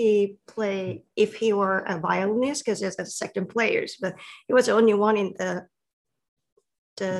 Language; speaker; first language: English; non-native, fluent; Korean